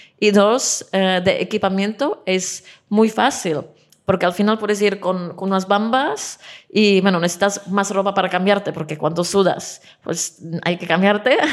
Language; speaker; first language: Spanish; non-native, fluent; Czech